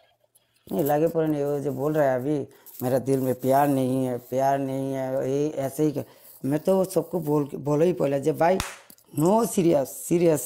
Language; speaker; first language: Hindi; non-native, learner; Bangla